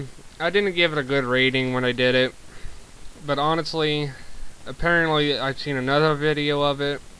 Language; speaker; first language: English; native; English